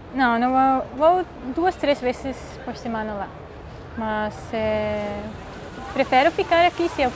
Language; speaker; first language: Portuguese; non-native, fluent; Swiss German